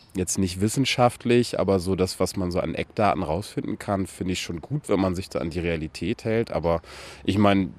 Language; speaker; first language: German; native; German